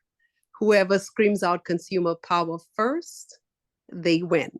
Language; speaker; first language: English; native; English